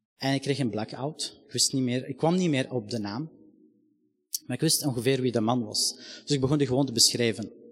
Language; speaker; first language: Dutch; non-native, fluent; Arabic